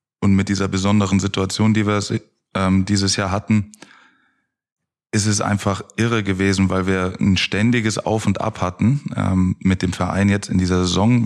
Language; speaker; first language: German; native; German